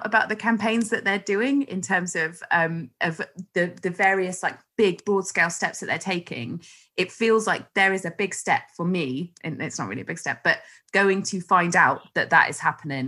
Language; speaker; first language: English; native; English